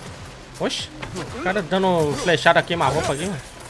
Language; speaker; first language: Portuguese; native; Portuguese